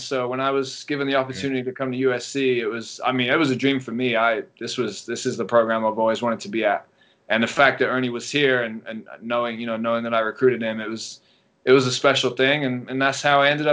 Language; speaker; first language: English; native; English